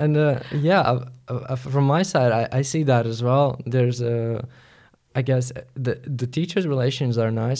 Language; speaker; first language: English; non-native, fluent; Latvian